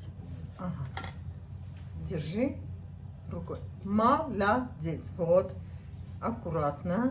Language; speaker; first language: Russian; non-native, fluent; Armenian